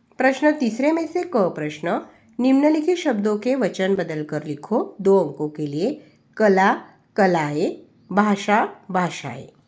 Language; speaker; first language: Hindi; non-native, local second language; Marathi